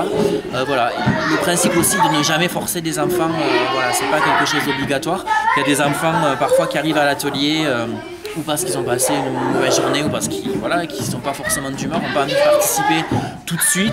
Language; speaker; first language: French; native; French